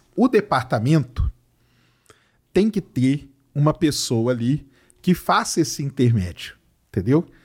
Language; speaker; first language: Portuguese; native; Portuguese